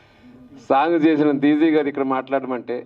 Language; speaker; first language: Telugu; non-native, learner; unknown